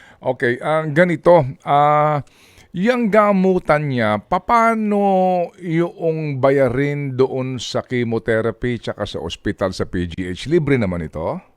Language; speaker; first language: Filipino; native; Filipino